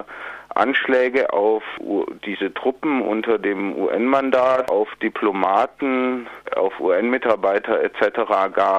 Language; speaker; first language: German; native; German